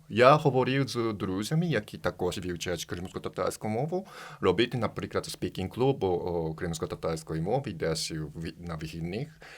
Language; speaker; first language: Ukrainian; non-native, fluent; Japanese